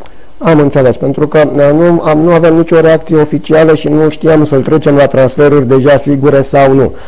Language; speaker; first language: Romanian; native; Romanian